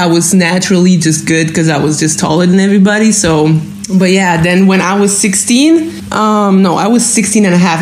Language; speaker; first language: English; non-native, fluent; German